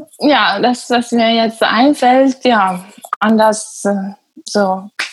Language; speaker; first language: German; non-native, fluent; Arabic